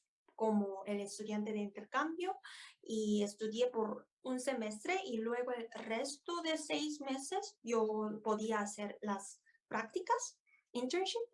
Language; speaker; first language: Spanish; non-native, fluent; Korean